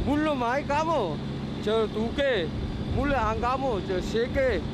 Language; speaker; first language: Korean; non-native, learner; Vietnamese